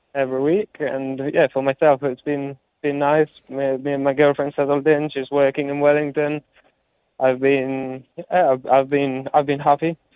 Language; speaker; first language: English; early bilingual, heritage; English